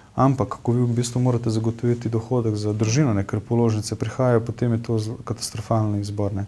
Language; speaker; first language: Slovenian; non-native, local second language; Bosnian